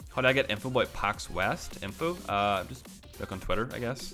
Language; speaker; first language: English; native; English